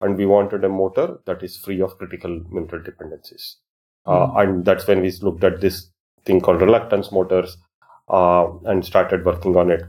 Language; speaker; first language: English; non-native, local second language; Kannada